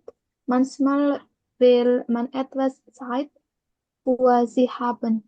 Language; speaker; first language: German; non-native, learner; Indonesian